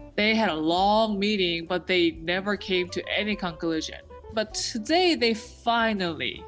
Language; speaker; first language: English; native; English